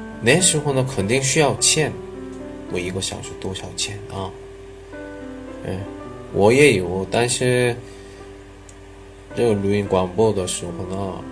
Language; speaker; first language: Chinese; non-native, learner; Korean